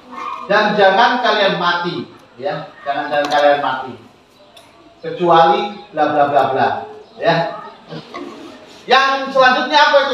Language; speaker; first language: Indonesian; native; Indonesian